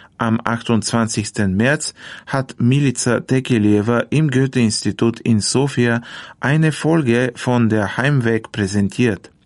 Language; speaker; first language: German; non-native, fluent; Bulgarian